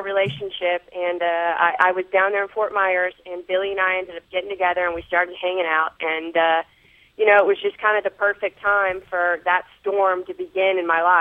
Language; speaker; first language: English; native; English